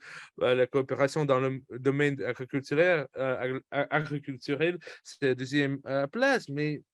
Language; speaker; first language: French; non-native, fluent; Russian